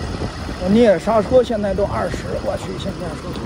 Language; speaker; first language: Chinese; native; Chinese